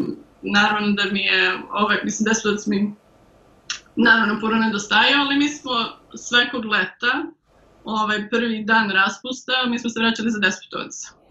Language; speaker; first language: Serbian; early bilingual, heritage; Serbian